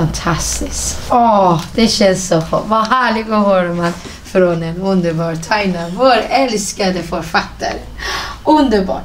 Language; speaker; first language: Swedish; non-native, fluent; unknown